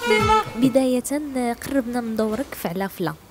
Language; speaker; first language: Arabic; native; Arabic